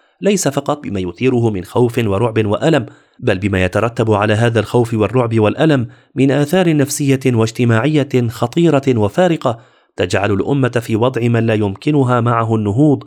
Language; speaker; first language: Arabic; native; Arabic